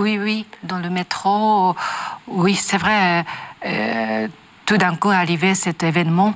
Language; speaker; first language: French; non-native, learner; Japanese